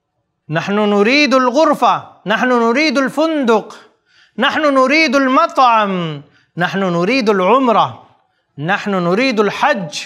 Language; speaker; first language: Arabic; non-native, fluent; Urdu